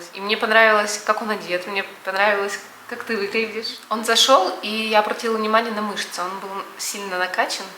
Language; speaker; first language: Russian; native; Russian